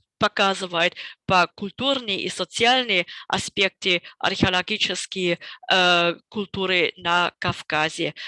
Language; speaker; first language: Russian; non-native, fluent; German